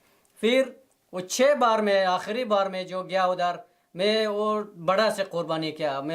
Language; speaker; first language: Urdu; non-native, learner; Persian